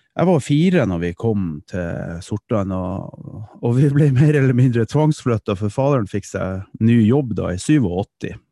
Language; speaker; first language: Norwegian; early bilingual, other home language; Dutch